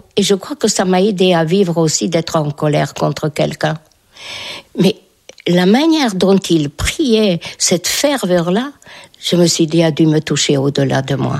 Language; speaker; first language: French; non-native, fluent; Hungarian